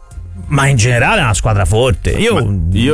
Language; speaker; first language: Italian; native; Italian